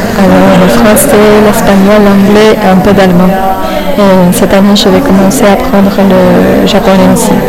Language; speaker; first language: French; non-native, fluent; English